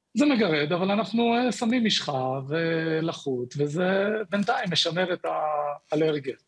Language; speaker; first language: Hebrew; native; Hebrew